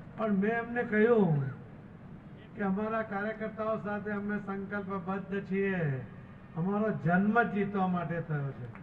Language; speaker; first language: Gujarati; non-native, local second language; Marathi